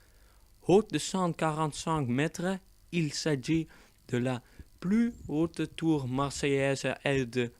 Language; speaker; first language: French; non-native, learner; Dutch